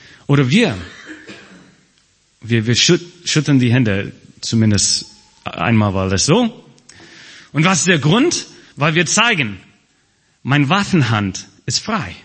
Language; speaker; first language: German; non-native, fluent; English